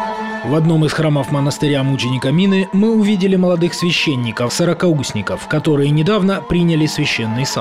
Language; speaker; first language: Russian; native; Russian